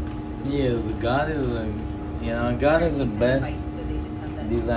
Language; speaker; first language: English; non-native, fluent; Russian